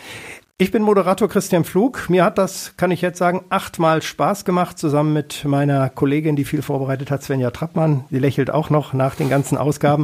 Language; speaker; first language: German; native; German